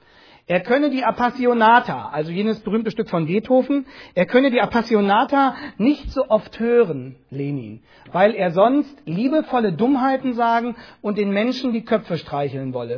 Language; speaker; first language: German; native; German